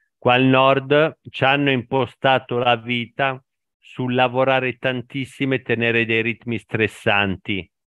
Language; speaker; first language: Italian; native; Italian